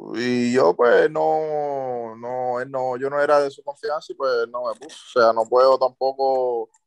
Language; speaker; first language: Spanish; native; Spanish